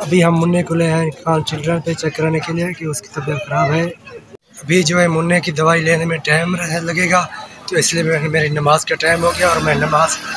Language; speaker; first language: Urdu; non-native, local second language; Punjabi